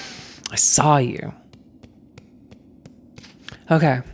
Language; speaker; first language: English; native; English